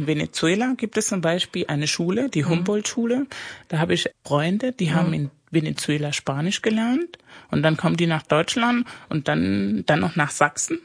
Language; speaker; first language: German; early bilingual, other home language; Spanish